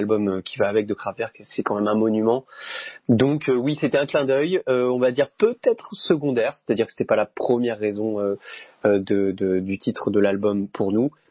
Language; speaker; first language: French; native; French